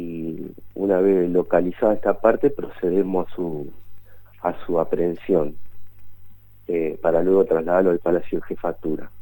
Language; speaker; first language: Spanish; native; Spanish